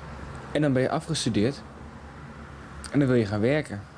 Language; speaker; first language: Dutch; native; Dutch